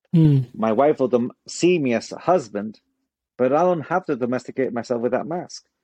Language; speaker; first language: English; native; English